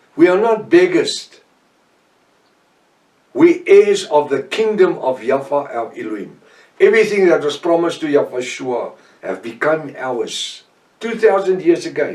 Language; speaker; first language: English; non-native, local second language; Afrikaans